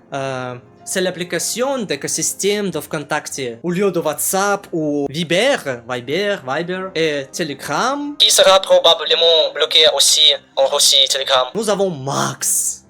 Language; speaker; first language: French; non-native, learner; Russian